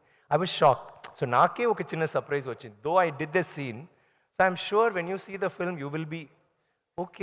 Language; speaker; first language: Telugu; non-native, learner; Tamil